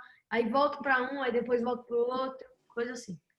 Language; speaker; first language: Portuguese; early bilingual, heritage; Portuguese